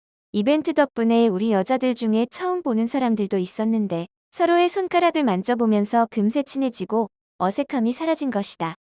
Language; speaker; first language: Korean; native; Korean